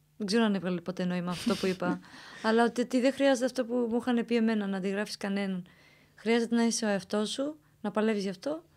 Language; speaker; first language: Greek; early bilingual, other home language; Romanian